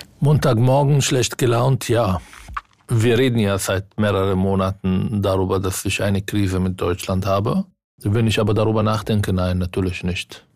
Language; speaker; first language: German; non-native, fluent; Arabic